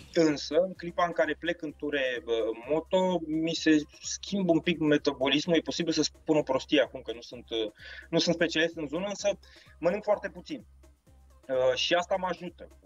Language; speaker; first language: Romanian; native; Romanian